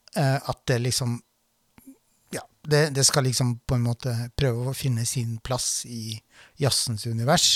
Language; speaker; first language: Norwegian; native; Norwegian